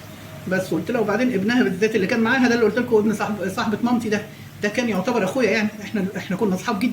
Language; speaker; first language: Arabic; native; Arabic